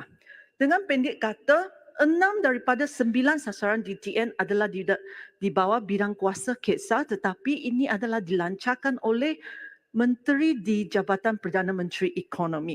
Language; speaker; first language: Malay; non-native, local second language; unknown